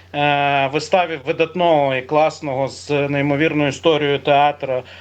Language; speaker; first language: Ukrainian; native; Ukrainian